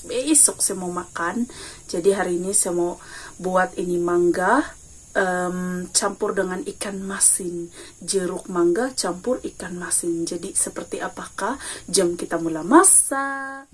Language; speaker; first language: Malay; non-native, local second language; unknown